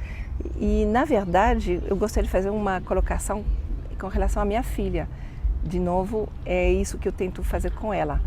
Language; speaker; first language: Portuguese; non-native, fluent; French